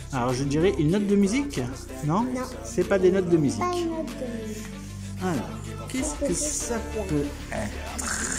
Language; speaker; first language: French; native; French